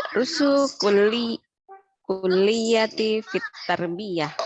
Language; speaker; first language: Arabic; non-native, learner; Indonesian